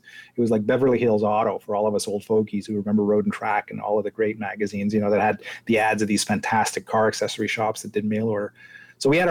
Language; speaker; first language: English; native; English